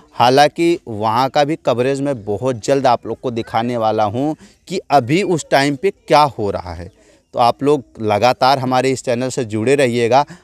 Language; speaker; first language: Hindi; native; Hindi